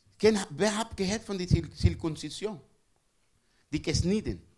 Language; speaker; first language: German; non-native, learner; Spanish